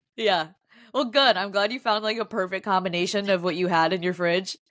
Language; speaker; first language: English; native; English